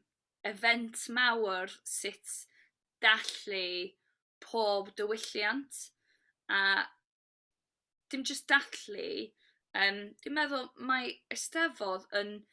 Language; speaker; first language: Welsh; non-native, local second language; English